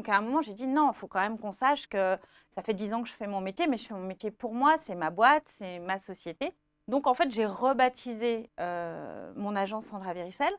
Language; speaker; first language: French; native; French